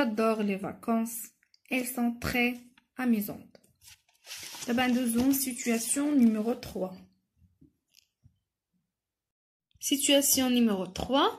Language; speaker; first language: French; non-native, local second language; Arabic